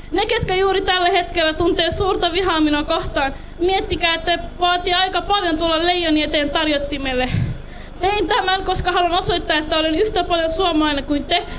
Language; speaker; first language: Finnish; early bilingual, other home language; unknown